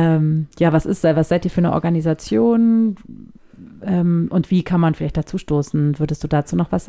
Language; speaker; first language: German; native; German